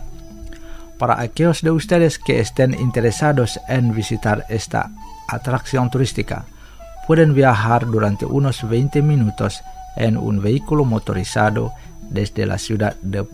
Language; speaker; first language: Spanish; non-native, fluent; Indonesian